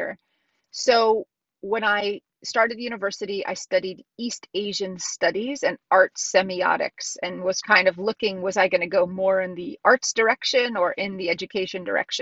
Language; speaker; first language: English; native; English